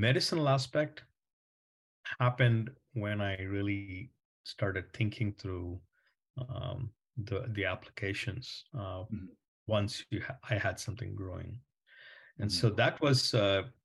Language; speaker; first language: English; non-native, local second language; Malayalam